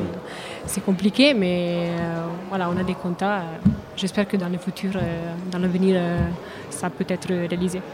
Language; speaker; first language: French; non-native, learner; Italian